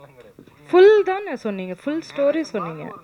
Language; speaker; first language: Tamil; non-native, local second language; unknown